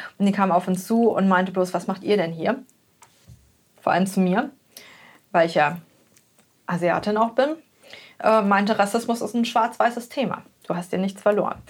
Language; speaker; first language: German; native; German